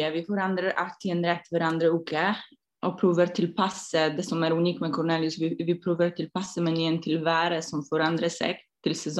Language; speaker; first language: Norwegian; non-native, fluent; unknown